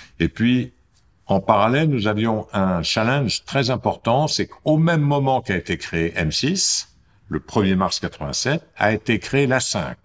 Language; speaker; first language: French; native; French